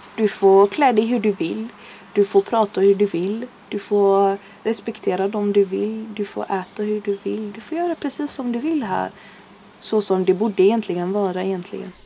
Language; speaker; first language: Swedish; early bilingual, other home language; Arabic